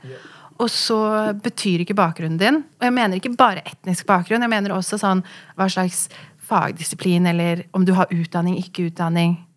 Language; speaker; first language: Norwegian; early bilingual, other home language; Kurdish